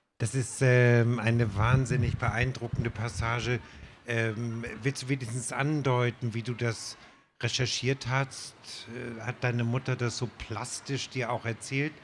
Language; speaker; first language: German; native; German